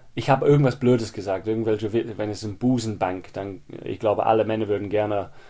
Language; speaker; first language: German; non-native, fluent; English